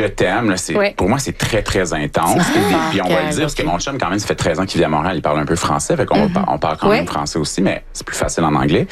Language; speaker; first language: French; native; French